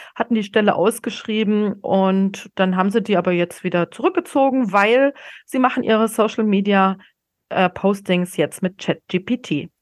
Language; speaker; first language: German; native; German